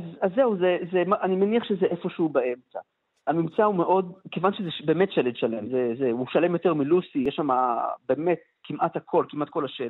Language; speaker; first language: Hebrew; native; Hebrew